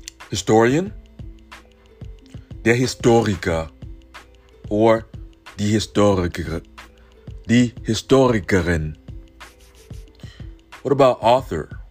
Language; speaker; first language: German; non-native, fluent; English